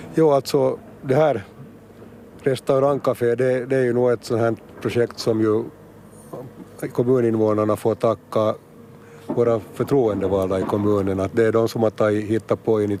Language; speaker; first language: Swedish; native; Swedish